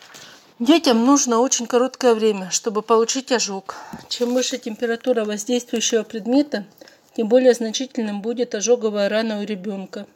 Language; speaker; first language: Russian; native; Russian